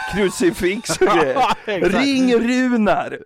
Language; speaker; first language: Swedish; native; Swedish